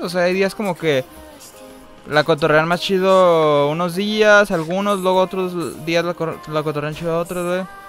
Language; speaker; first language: Spanish; native; Spanish